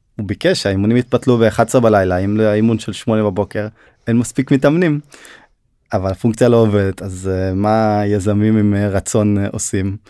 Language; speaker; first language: Hebrew; early bilingual, other home language; Turkish